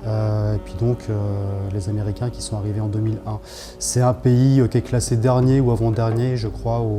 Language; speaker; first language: French; native; French